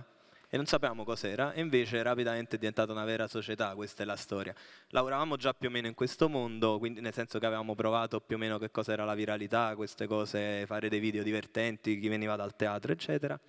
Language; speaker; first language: Italian; native; Italian